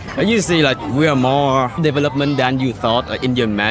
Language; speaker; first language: English; non-native, learner; Vietnamese